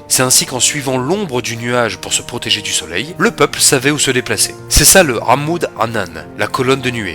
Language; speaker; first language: French; native; French